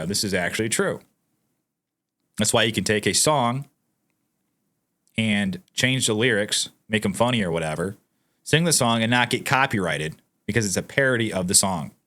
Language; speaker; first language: English; native; English